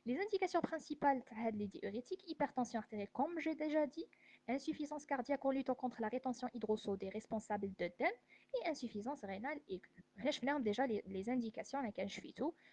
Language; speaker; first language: French; non-native, local second language; Arabic